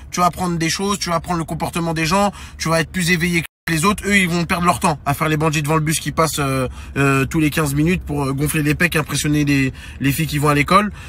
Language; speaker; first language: French; native; French